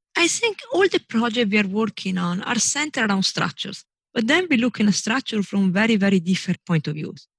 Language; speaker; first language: English; non-native, fluent; Italian